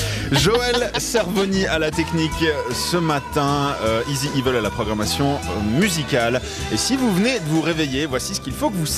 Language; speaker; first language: French; native; French